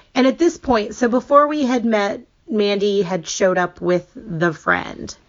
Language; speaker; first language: English; native; English